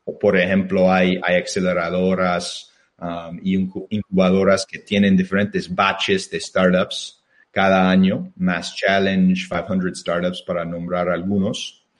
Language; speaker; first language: Spanish; non-native, fluent; English